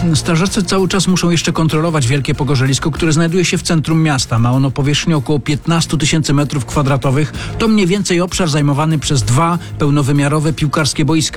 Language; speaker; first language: Polish; native; Polish